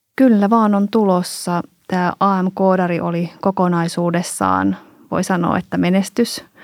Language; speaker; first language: Finnish; native; Finnish